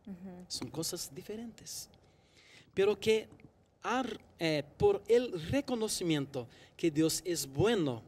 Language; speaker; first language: Spanish; non-native, fluent; Portuguese